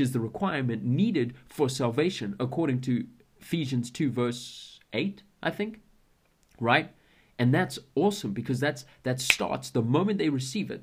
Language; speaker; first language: English; native; English